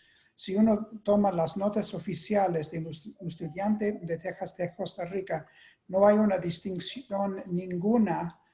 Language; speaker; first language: Spanish; non-native, fluent; English